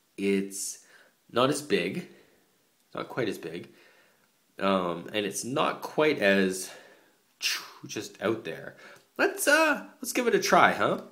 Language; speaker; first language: English; native; English